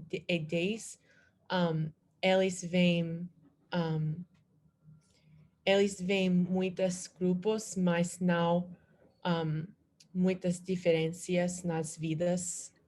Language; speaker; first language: Portuguese; non-native, learner; English